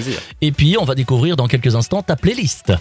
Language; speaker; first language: French; native; French